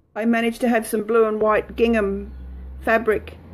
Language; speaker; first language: English; native; English